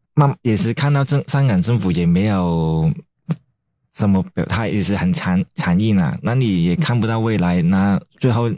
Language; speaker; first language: Chinese; non-native, fluent; Cantonese